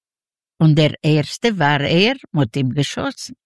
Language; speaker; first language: German; non-native, learner; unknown